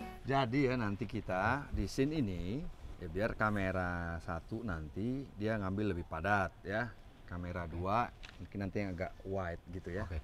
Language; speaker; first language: Indonesian; native; Indonesian